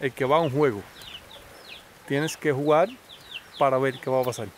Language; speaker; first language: Spanish; native; Spanish